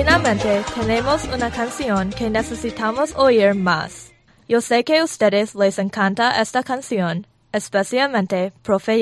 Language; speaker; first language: Spanish; non-native, learner; English